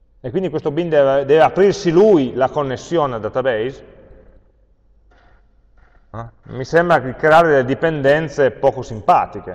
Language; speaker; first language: Italian; native; Italian